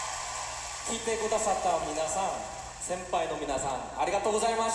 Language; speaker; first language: Japanese; non-native, learner; Korean